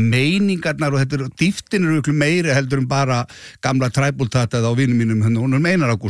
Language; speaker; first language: Icelandic; native; Icelandic